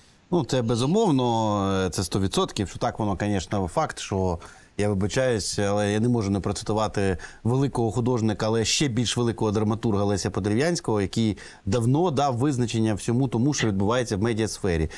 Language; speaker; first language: Ukrainian; native; Ukrainian